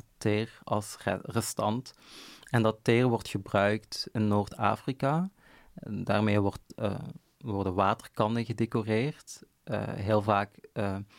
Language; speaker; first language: Dutch; non-native, local second language; Arabic